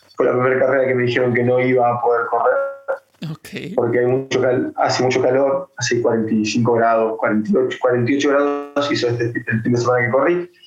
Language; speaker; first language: Spanish; native; Spanish